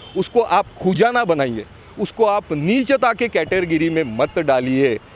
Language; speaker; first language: Hindi; non-native, local second language; Marathi